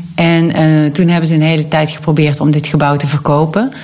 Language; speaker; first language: Dutch; native; Dutch